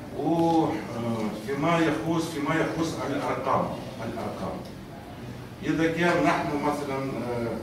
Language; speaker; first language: Arabic; non-native, fluent; Russian